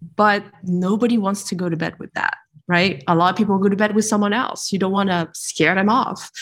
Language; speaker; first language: English; non-native, fluent; French